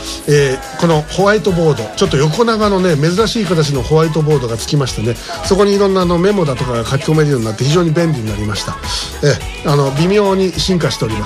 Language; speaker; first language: Japanese; native; Japanese